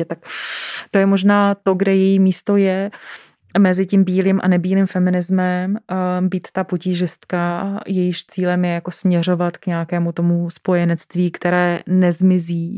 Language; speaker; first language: Czech; native; Czech